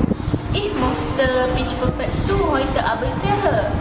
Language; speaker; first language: German; non-native, learner; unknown